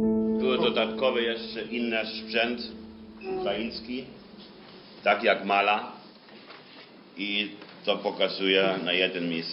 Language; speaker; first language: Polish; non-native, learner; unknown